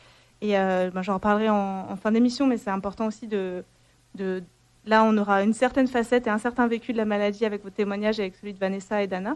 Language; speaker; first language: French; native; French